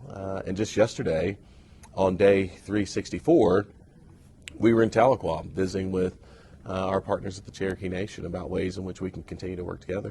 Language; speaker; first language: English; native; English